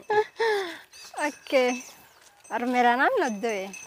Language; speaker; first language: Hindi; non-native, learner; Oromo